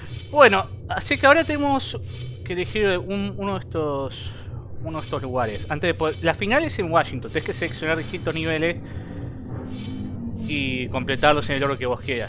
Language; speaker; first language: Spanish; native; Spanish